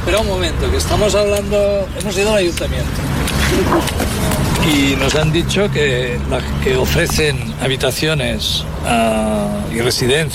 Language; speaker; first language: Spanish; native; Spanish